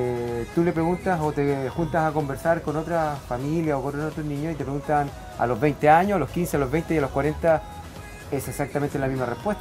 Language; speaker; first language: Spanish; native; Spanish